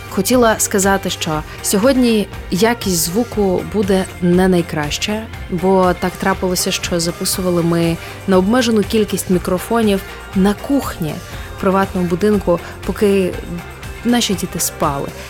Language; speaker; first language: Ukrainian; non-native, local second language; Russian